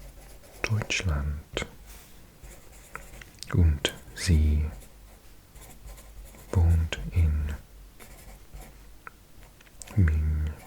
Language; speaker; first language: German; non-native, learner; English